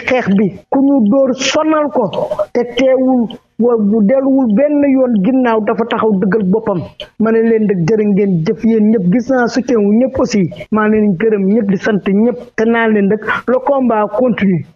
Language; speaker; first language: Wolof; non-native, local second language; Fula